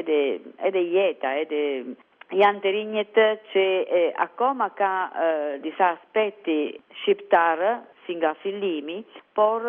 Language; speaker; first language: Albanian; non-native, learner; Italian